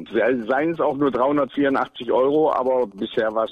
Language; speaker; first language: German; native; German